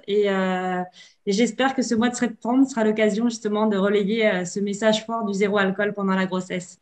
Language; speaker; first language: French; native; French